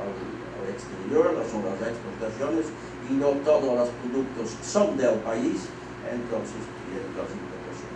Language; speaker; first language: Spanish; non-native, fluent; Dutch